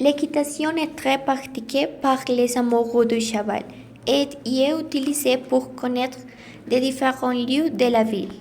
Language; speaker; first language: French; non-native, learner; Spanish